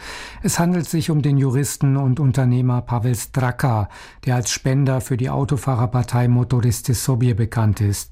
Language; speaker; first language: German; native; German